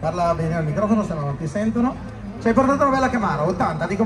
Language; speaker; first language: Italian; native; Italian